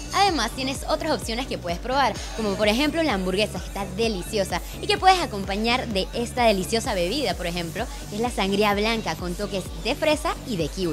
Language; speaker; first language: Spanish; native; Spanish